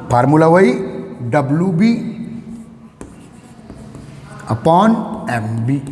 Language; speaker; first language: Hindi; native; Hindi